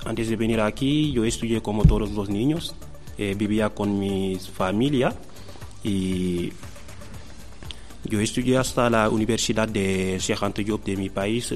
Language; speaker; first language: Spanish; non-native, learner; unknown